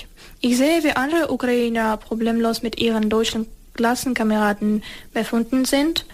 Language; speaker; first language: German; non-native, learner; Ukrainian